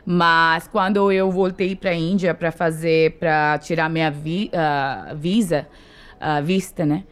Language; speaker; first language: Portuguese; non-native, learner; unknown